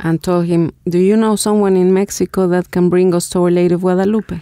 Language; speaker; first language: English; non-native, fluent; Spanish